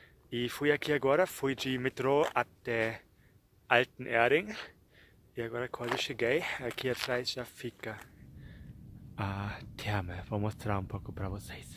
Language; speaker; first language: Portuguese; non-native, fluent; German